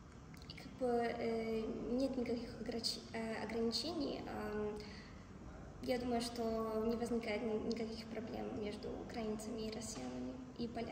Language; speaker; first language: Russian; non-native, fluent; Polish